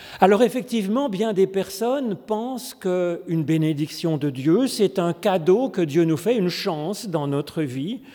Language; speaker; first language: French; native; French